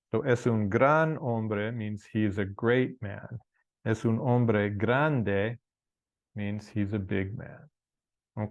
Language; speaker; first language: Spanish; non-native, fluent; English